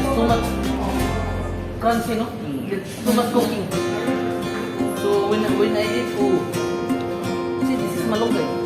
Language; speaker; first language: English; non-native, learner; Filipino